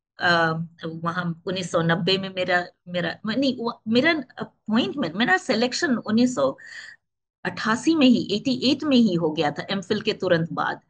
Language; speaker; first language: Hindi; non-native, local second language; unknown